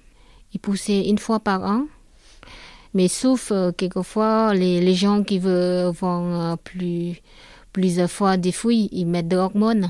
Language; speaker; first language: French; non-native, learner; Khmer